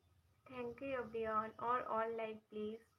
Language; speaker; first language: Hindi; non-native, local second language; Bangla